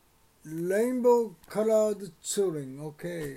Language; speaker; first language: English; non-native, learner; Japanese